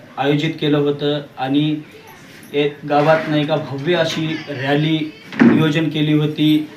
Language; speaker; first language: Marathi; non-native, local second language; Lambadi